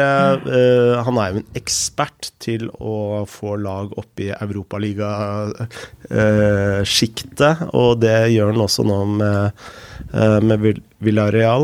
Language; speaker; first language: Norwegian; native; Norwegian